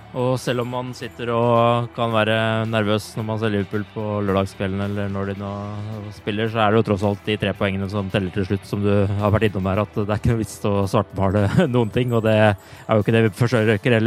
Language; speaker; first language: Norwegian; native; Norwegian